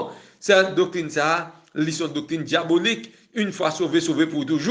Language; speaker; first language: French; non-native, local second language; Haitian Creole